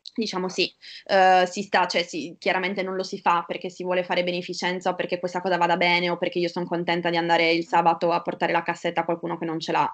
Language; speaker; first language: Italian; native; Italian